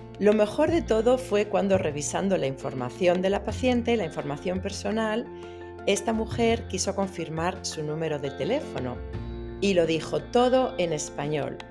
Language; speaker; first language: Spanish; native; Spanish